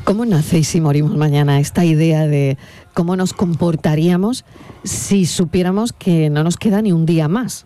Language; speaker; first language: Spanish; native; Spanish